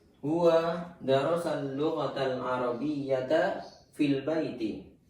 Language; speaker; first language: Arabic; non-native, learner; Indonesian